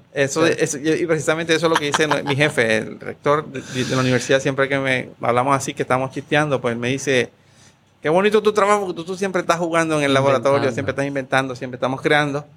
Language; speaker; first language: Spanish; native; Spanish